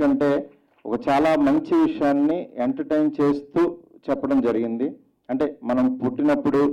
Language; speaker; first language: Telugu; native; Telugu